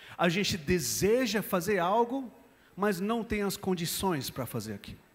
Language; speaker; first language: Portuguese; non-native, fluent; English